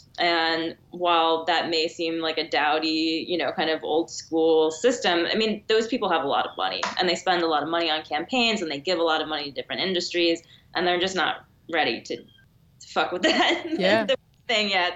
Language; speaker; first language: English; native; English